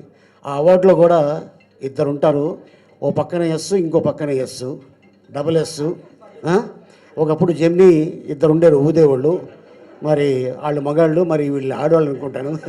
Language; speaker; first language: Telugu; native; Telugu